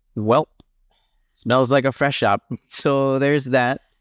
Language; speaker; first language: English; native; English